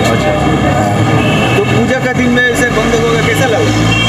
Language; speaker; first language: Hindi; non-native, local second language; Bangla